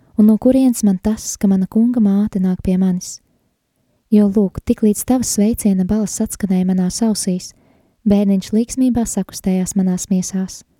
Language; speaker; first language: Latvian; native; Latvian